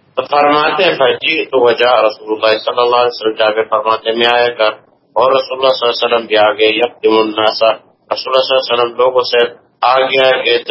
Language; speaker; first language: Urdu; non-native, local second language; Pashto